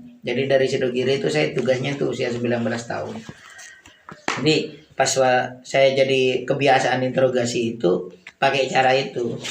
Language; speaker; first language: Indonesian; native; Indonesian